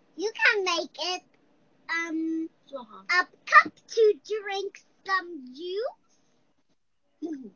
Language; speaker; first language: English; non-native, learner; Chinese